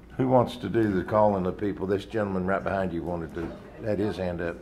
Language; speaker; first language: English; native; English